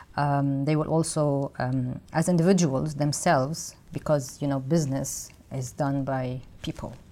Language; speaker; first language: English; non-native, fluent; Arabic